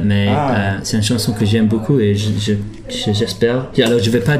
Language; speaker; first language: French; early bilingual, heritage; English